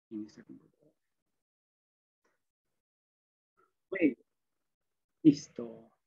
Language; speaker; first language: Spanish; native; Spanish